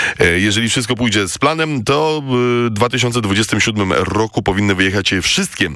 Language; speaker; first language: Polish; native; Polish